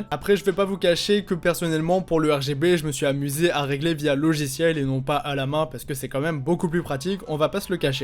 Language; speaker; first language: French; native; French